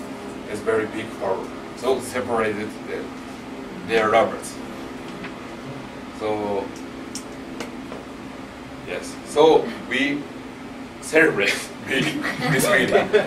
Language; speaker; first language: English; non-native, learner; Japanese